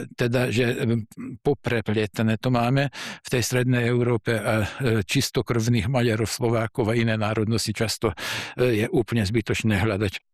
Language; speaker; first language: Slovak; early bilingual, heritage; Slovak